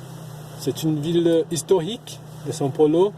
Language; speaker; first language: French; non-native, fluent; Portuguese